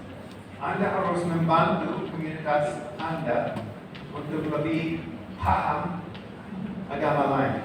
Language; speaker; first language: Indonesian; non-native, fluent; English